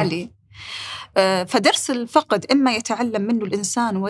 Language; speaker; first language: Arabic; native; Arabic